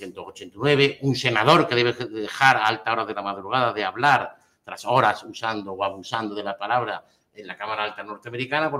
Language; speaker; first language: Spanish; native; Spanish